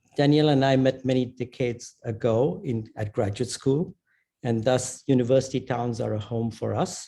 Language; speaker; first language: English; non-native, local second language; Hindi